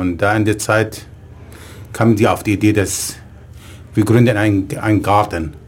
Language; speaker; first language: German; non-native, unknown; Arabic